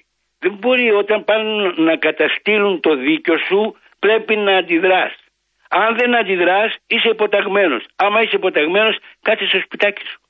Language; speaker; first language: Greek; native; Greek